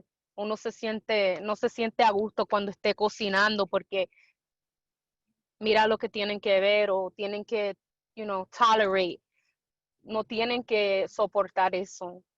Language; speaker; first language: Spanish; early bilingual, heritage; Spanish